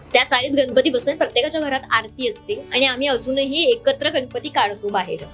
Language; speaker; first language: Marathi; native; Marathi